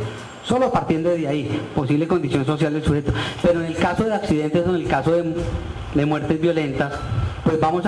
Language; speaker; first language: Spanish; native; Spanish